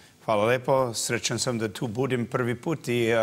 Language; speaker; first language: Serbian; early bilingual, heritage; English